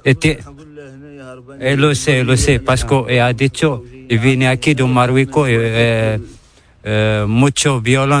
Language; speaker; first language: Spanish; non-native, learner; Arabic